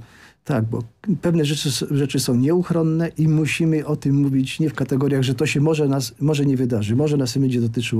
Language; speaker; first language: Polish; native; Polish